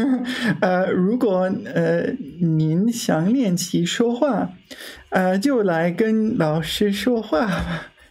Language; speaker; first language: Chinese; non-native, learner; English